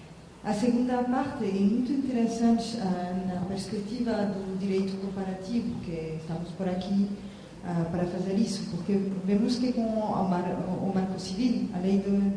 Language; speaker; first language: Portuguese; non-native, fluent; French